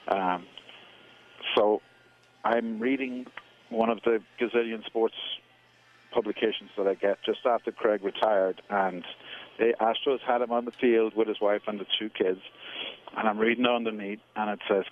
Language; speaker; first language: English; native; English